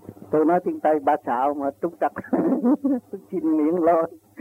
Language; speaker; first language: Vietnamese; native; Vietnamese